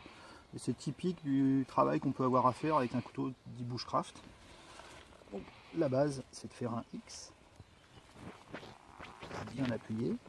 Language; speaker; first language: French; native; French